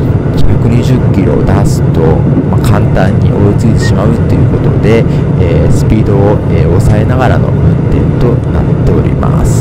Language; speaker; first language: Japanese; native; Japanese